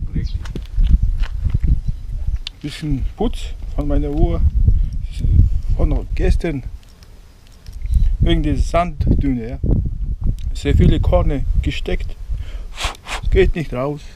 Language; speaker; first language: German; non-native, learner; Mongolian